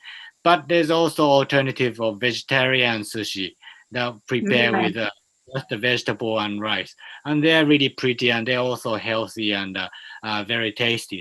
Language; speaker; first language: English; non-native, fluent; Japanese